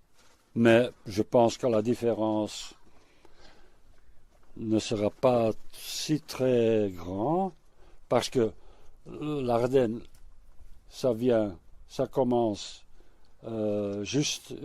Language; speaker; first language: French; non-native, local second language; Dutch